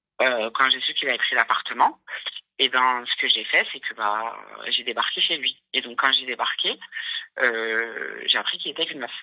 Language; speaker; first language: French; early bilingual, other home language; Arabic